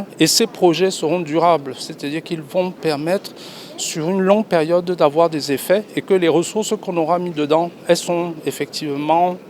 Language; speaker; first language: French; non-native, local second language; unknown